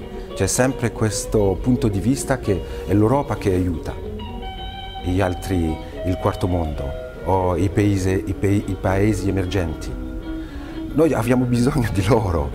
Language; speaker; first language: Italian; non-native, fluent; French